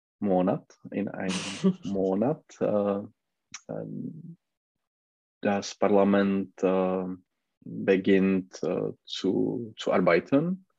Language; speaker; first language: German; non-native, learner; Czech